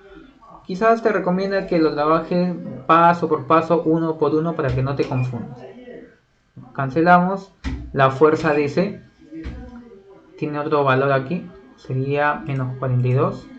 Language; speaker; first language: Spanish; native; Spanish